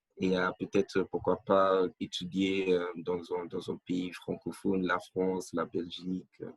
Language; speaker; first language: French; non-native, fluent; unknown